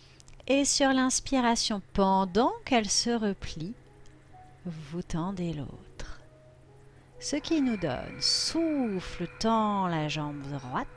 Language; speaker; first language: French; native; French